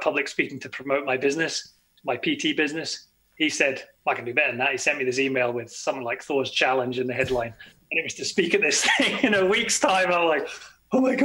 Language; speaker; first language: English; native; English